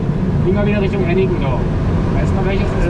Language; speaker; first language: German; native; German